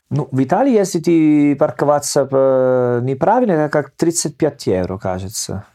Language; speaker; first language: Russian; non-native, learner; Italian